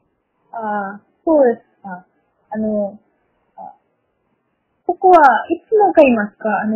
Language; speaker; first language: Japanese; non-native, learner; Malayalam